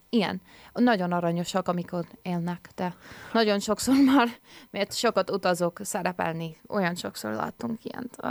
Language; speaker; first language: Hungarian; early bilingual, heritage; English